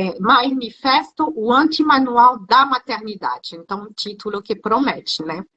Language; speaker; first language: Portuguese; non-native, fluent; French